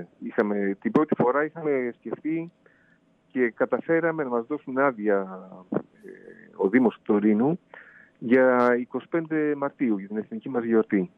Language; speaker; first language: Greek; native; Greek